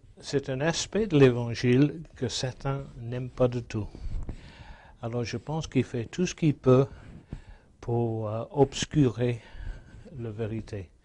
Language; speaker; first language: French; non-native, fluent; English